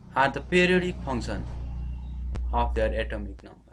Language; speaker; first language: English; non-native, local second language; Nepali